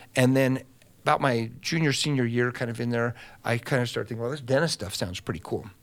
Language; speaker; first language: English; native; English